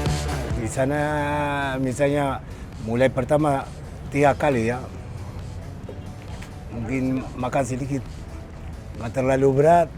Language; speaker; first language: Indonesian; non-native, learner; Spanish